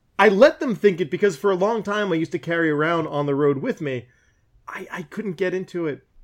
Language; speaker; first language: English; native; English